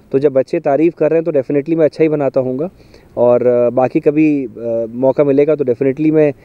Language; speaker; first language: Hindi; native; Hindi